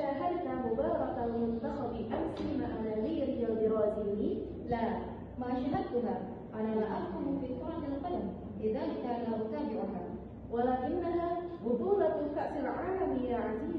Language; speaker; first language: Arabic; non-native, learner; Indonesian